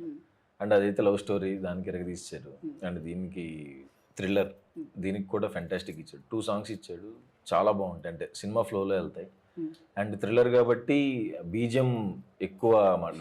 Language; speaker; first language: Telugu; native; Telugu